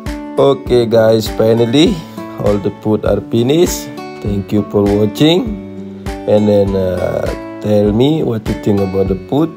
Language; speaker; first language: English; non-native, fluent; Indonesian